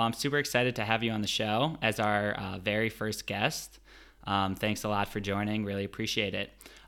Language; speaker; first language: English; native; English